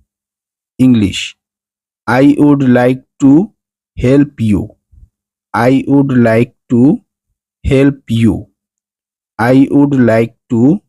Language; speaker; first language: English; non-native, fluent; Bangla